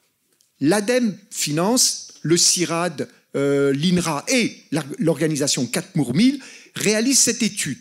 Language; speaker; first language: French; native; French